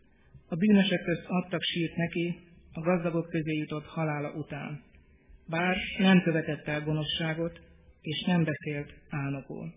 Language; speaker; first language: Hungarian; native; Hungarian